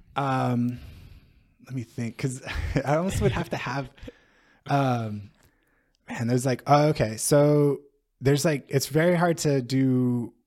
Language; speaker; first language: English; native; English